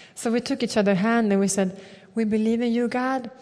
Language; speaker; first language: English; non-native, fluent; Swedish